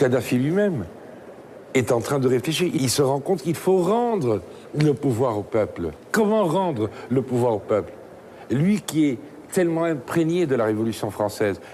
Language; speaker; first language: French; native; French